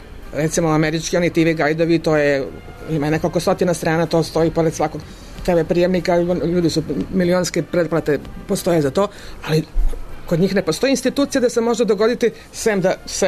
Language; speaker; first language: Serbian; native; Serbian